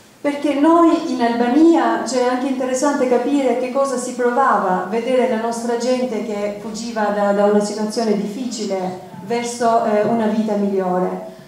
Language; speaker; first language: Italian; non-native, fluent; Albanian